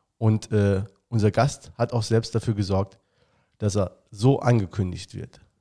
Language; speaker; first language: German; native; German